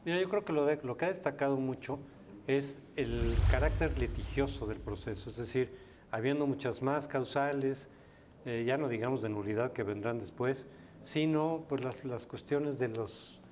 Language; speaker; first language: Spanish; native; Spanish